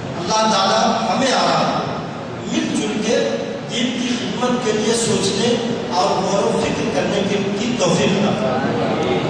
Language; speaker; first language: Urdu; non-native, local second language; Malayalam